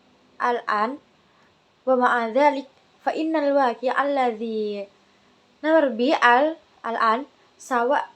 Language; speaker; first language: Arabic; non-native, learner; Indonesian